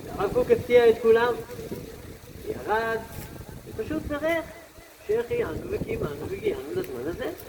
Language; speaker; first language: Hebrew; native; Hebrew